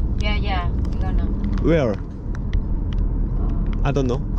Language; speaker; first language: English; non-native, learner; Korean